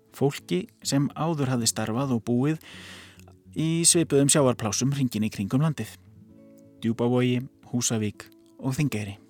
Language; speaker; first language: Icelandic; native; Icelandic